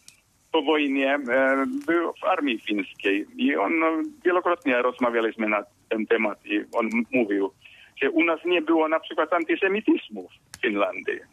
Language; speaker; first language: Polish; non-native, fluent; Finnish